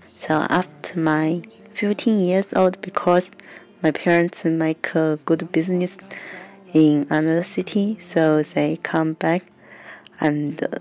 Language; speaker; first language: English; non-native, learner; Chinese